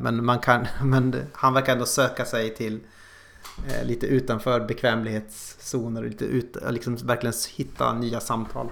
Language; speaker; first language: Swedish; native; Swedish